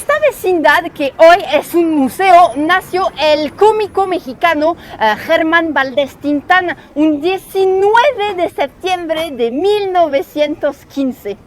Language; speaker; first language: Spanish; native; Spanish